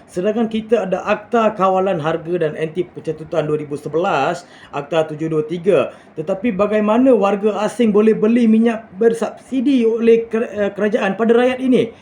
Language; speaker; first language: Malay; non-native, local second language; Tamil